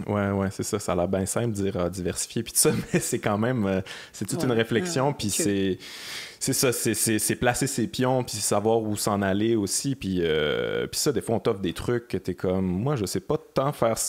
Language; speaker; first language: French; native; French